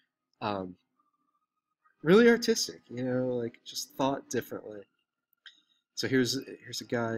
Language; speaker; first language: English; native; English